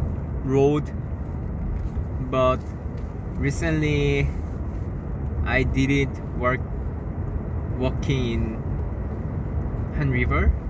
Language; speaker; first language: English; non-native, learner; Korean